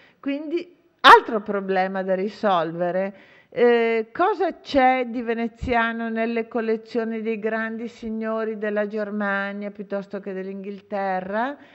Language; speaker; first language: Italian; native; Italian